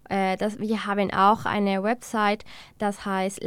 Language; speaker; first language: German; non-native, learner; Spanish